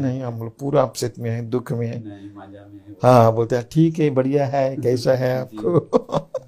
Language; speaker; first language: Hindi; non-native, fluent; Sinhala